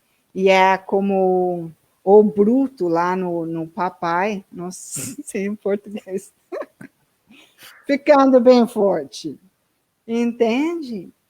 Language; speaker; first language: Portuguese; non-native, learner; English